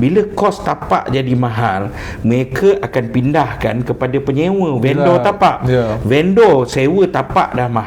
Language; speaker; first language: Malay; native; Malay